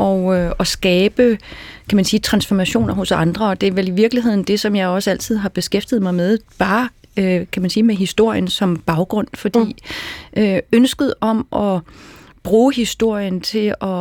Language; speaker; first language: Danish; native; Danish